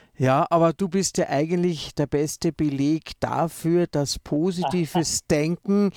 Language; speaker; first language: German; native; German